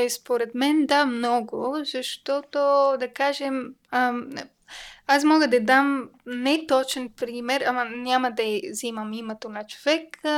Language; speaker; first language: Bulgarian; non-native, learner; Persian